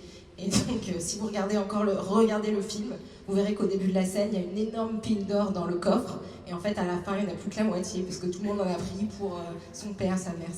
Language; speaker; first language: French; native; French